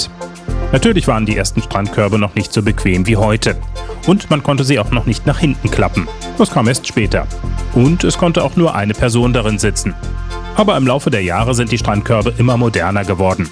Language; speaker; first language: German; native; German